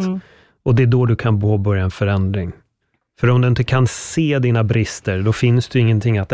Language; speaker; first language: Swedish; native; Swedish